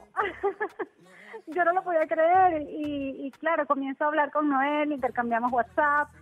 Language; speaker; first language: Spanish; native; Spanish